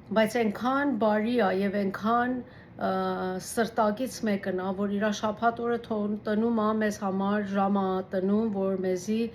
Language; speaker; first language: Armenian; early bilingual, heritage; Armenian